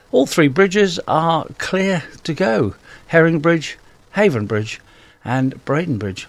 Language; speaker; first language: English; native; English